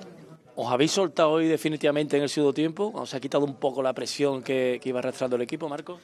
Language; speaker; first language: Spanish; native; Spanish